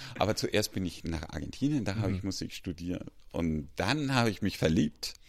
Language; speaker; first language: German; non-native, fluent; Spanish